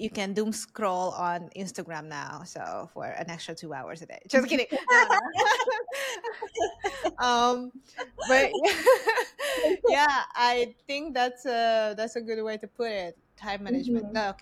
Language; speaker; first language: English; non-native, fluent; Hungarian